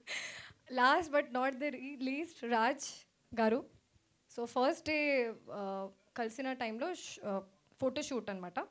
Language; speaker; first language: Telugu; non-native, fluent; Hindi